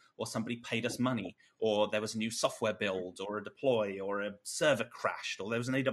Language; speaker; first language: English; native; English